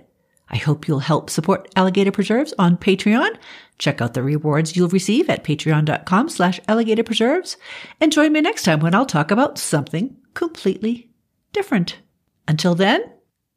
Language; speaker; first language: English; native; English